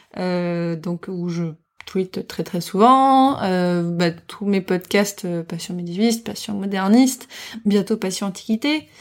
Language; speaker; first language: French; early bilingual, heritage; French